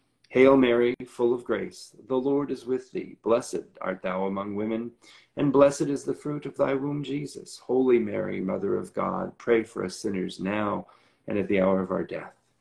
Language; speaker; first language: English; native; English